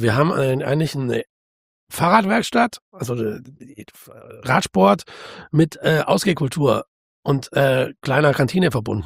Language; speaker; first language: German; native; German